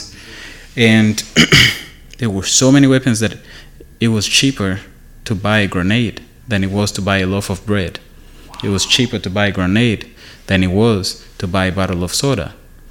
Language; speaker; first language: English; non-native, local second language; Kinyarwanda